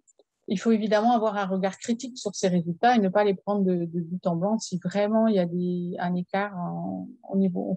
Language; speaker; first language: French; native; French